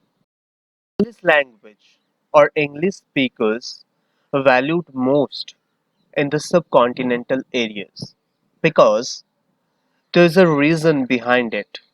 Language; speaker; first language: English; non-native, learner; Hindi